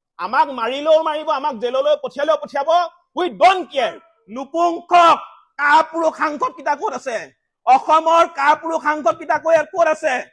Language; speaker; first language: Assamese; native; Assamese